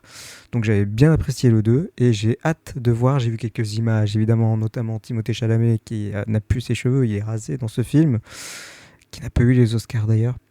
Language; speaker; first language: French; native; French